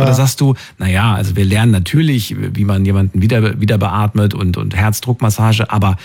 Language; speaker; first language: German; native; German